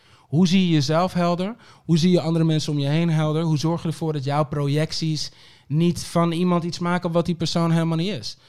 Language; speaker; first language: Dutch; early bilingual, other home language; Papiamento